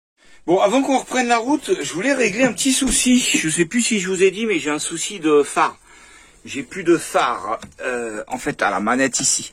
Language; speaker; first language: French; native; French